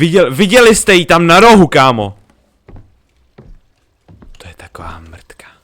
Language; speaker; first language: Czech; native; Czech